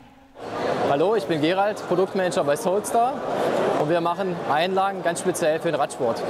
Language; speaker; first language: German; native; German